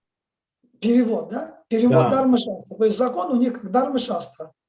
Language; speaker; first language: Russian; native; Russian